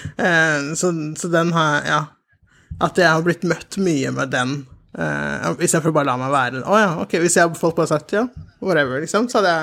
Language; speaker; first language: Norwegian; native; Norwegian